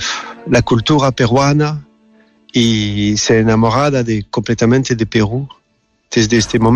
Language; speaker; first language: Spanish; non-native, learner; French